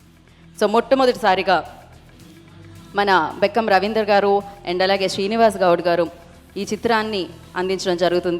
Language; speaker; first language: Telugu; native; Telugu